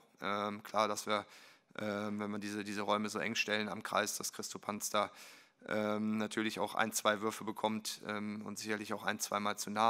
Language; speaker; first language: German; native; German